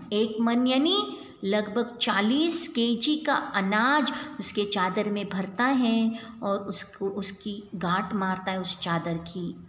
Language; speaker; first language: Hindi; non-native, local second language; Kannada